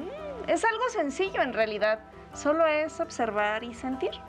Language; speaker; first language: Spanish; native; Spanish